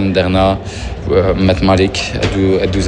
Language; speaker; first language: Dutch; non-native, fluent; French